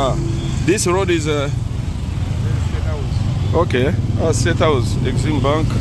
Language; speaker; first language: English; non-native, learner; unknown